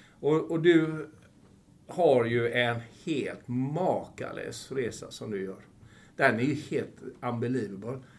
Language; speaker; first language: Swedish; native; Swedish